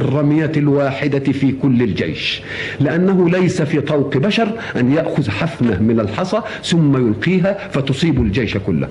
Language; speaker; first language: Arabic; native; Arabic